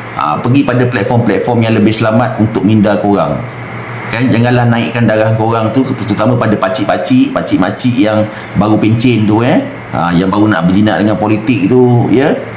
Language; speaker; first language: Malay; native; Malay